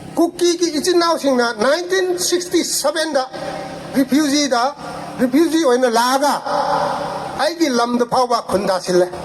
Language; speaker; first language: Manipuri; non-native, local second language; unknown